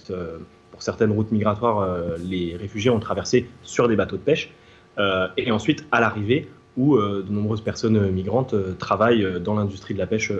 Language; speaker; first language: French; native; French